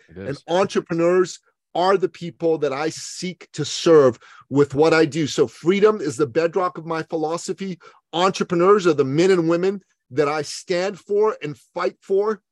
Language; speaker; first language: English; early bilingual, other home language; Persian